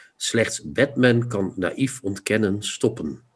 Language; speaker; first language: Dutch; non-native, local second language; Limburgish